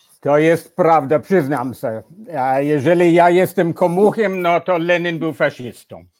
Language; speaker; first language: Polish; non-native, fluent; English